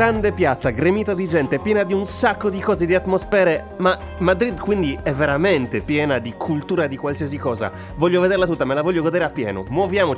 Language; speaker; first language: Italian; native; Italian